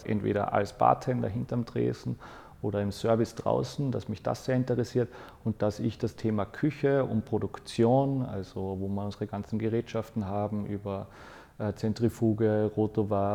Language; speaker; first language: German; native; German